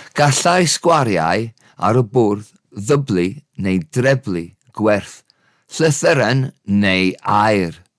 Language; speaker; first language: Welsh; non-native, local second language; English